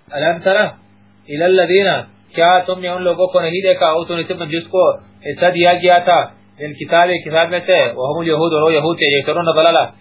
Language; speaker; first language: Urdu; native; Urdu